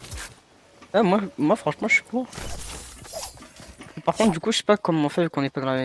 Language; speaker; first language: French; native; French